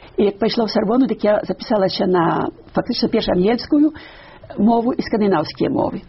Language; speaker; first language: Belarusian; early bilingual, heritage; Belarusian